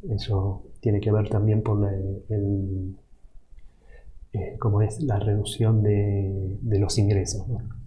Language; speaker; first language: Spanish; native; Spanish